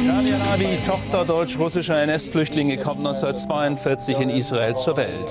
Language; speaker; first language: German; native; German